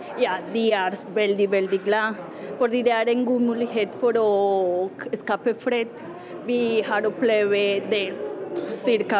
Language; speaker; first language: Norwegian; non-native, learner; Spanish